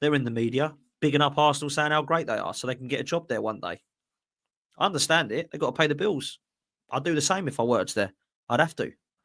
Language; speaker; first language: English; native; English